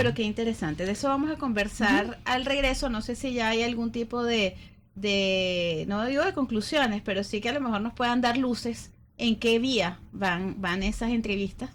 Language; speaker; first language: Spanish; native; Spanish